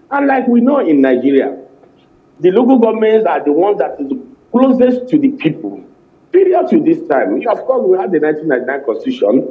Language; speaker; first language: English; non-native, local second language; Igbo